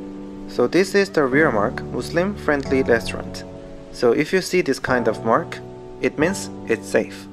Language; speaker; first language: English; non-native, learner; Korean